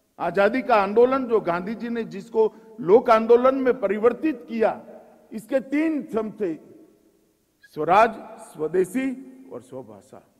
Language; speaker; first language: Hindi; non-native, local second language; Gujarati